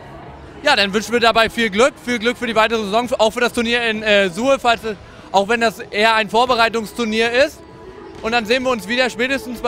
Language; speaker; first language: German; native; German